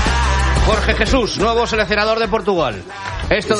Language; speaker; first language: Spanish; native; Spanish